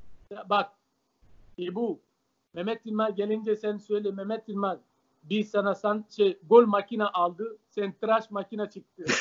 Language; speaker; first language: Turkish; non-native, learner; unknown